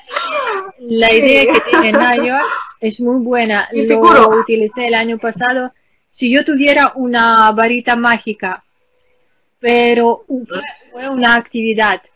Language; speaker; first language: Spanish; non-native, fluent; Ukrainian